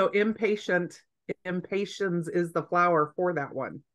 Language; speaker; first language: English; native; English